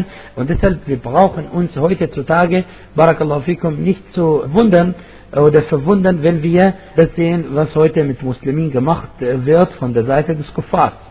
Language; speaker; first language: German; non-native, fluent; Arabic